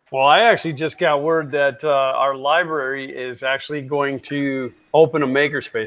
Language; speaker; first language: English; native; English